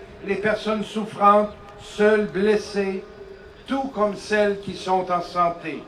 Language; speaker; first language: French; native; French